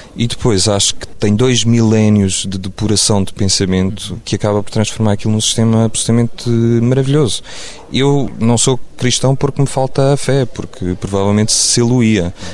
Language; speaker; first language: Portuguese; early bilingual, other home language; French